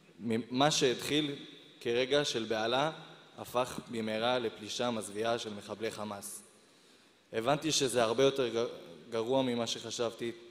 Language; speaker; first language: Hebrew; native; Hebrew